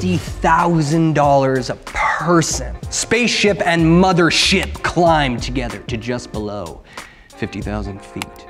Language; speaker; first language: English; native; English